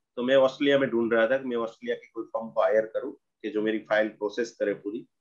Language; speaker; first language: Hindi; non-native, local second language; Gujarati